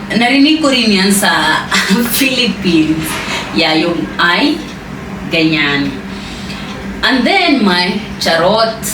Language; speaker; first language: Filipino; non-native, fluent; Swahili